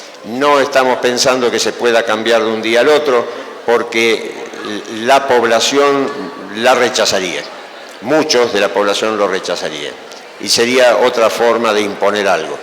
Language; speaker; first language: Spanish; non-native, fluent; Portuguese